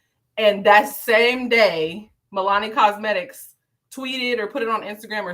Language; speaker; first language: English; native; English